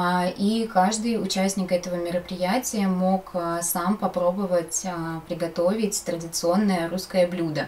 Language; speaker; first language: Russian; native; Russian